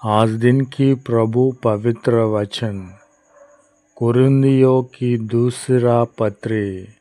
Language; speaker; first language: Hindi; non-native, local second language; Telugu